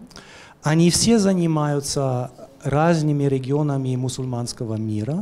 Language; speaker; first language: Russian; non-native, fluent; German